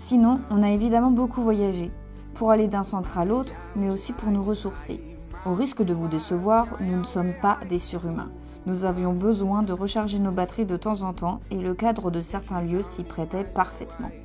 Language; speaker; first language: French; native; French